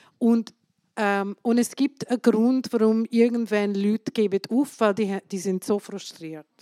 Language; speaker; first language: German; non-native, fluent; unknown